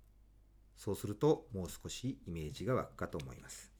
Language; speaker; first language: Japanese; native; Japanese